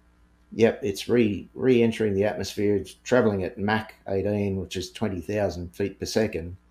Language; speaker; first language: English; native; English